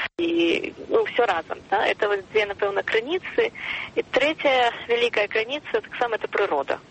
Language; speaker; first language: Belarusian; non-native, local second language; Russian